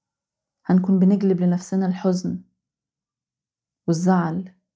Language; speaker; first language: Arabic; native; Arabic